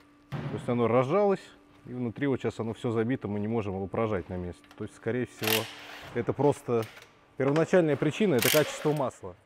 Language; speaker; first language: Russian; native; Russian